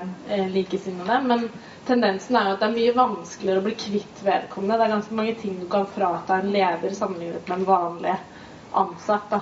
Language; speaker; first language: Norwegian; native; Norwegian